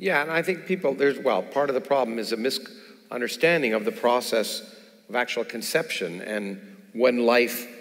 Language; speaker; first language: English; native; English